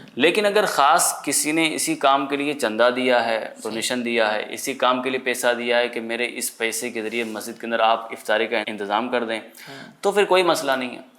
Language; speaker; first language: Urdu; native; Urdu